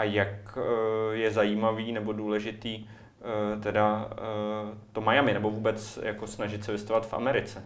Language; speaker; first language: Czech; native; Czech